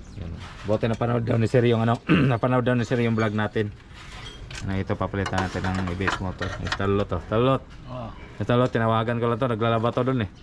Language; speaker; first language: Filipino; non-native, local second language; Masbatenyo